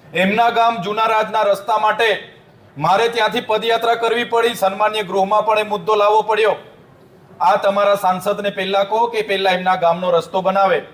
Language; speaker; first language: Gujarati; non-native, local second language; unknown